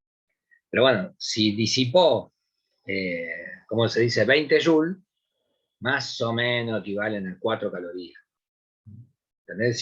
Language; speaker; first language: Spanish; native; Spanish